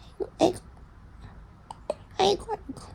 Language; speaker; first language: Korean; non-native, fluent; Japanese